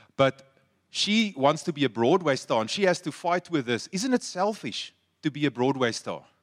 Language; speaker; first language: English; non-native, local second language; Afrikaans